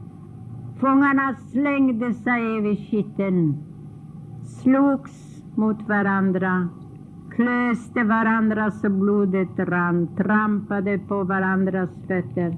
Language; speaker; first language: Swedish; non-native, fluent; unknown